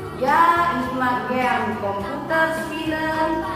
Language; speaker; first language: German; non-native, fluent; Indonesian